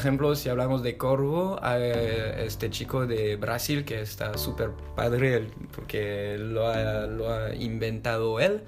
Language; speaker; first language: Spanish; non-native, fluent; French